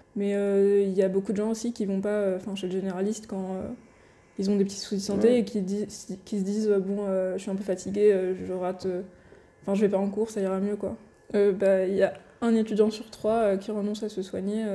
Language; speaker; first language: French; non-native, local second language; Arabic